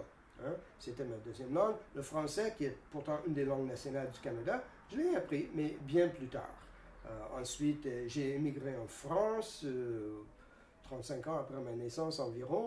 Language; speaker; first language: French; non-native, fluent; English